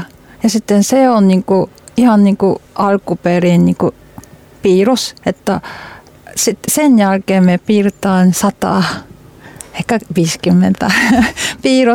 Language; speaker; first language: Finnish; non-native, learner; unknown